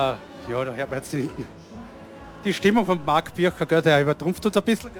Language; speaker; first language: German; native; German